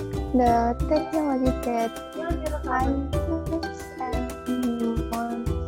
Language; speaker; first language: English; non-native, learner; Indonesian